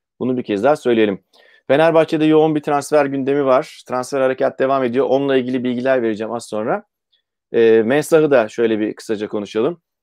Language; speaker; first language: Turkish; native; Turkish